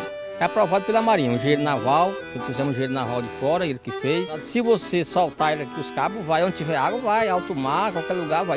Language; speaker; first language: Portuguese; native; Portuguese